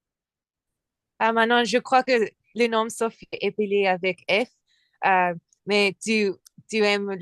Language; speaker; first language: French; non-native, learner; English